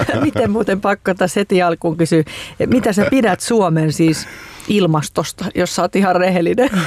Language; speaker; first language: Finnish; native; Finnish